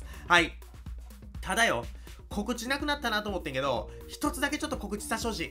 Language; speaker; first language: Japanese; native; Japanese